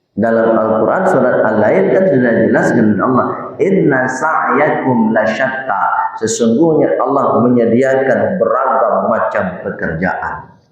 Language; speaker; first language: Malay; non-native, local second language; Minangkabau